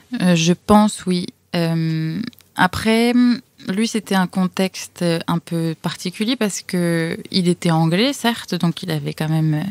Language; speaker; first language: French; native; French